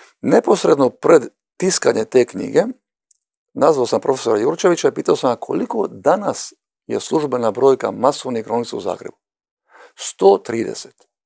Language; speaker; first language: Croatian; native; Croatian